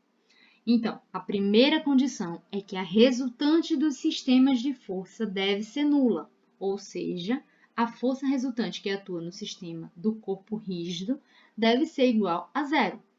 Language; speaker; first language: Portuguese; native; Portuguese